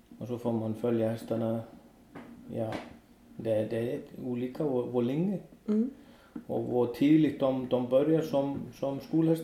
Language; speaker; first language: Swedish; non-native, learner; Icelandic